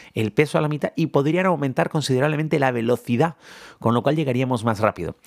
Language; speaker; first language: Spanish; native; Spanish